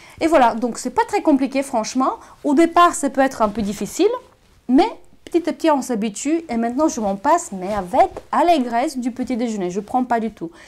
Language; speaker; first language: French; non-native, fluent; Bulgarian